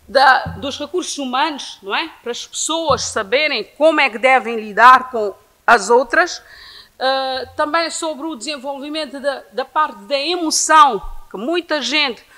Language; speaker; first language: Portuguese; non-native, local second language; Kabuverdianu